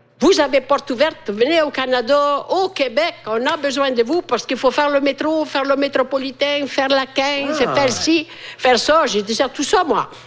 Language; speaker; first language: French; non-native, fluent; Italian